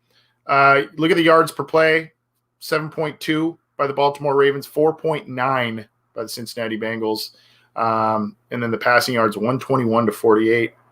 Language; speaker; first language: English; native; English